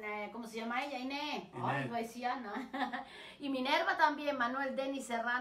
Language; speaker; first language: Spanish; native; Spanish